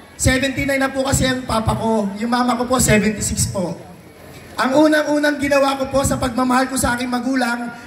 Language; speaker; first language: Filipino; native; Filipino